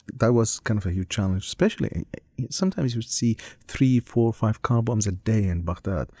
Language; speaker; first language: English; non-native, fluent; Arabic